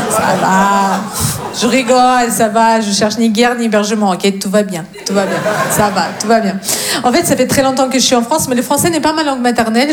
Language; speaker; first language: French; non-native, fluent; Russian